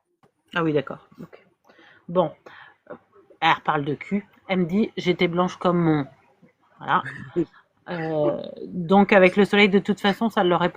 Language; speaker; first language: French; native; French